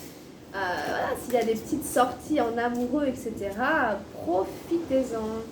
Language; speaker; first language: French; native; French